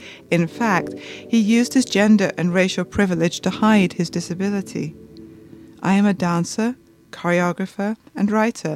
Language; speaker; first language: English; native; English